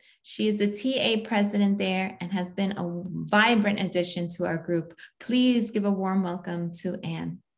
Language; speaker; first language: English; native; English